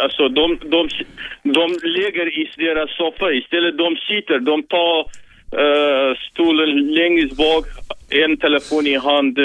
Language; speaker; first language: Swedish; non-native, learner; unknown